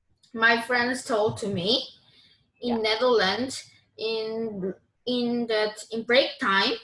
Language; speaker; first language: English; non-native, learner; Korean